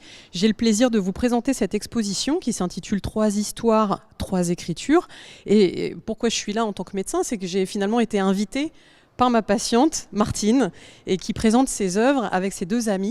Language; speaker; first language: French; native; French